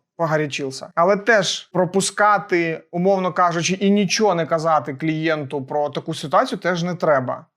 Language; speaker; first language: Ukrainian; native; Ukrainian